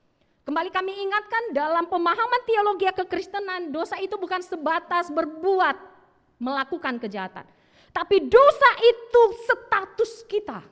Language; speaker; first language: Indonesian; native; Indonesian